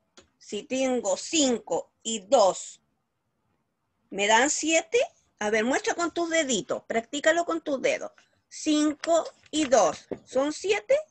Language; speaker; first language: Spanish; native; Spanish